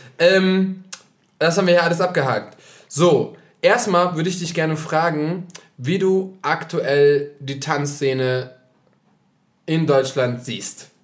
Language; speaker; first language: German; native; German